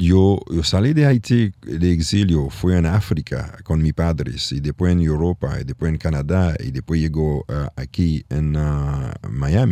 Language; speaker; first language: Spanish; non-native, learner; French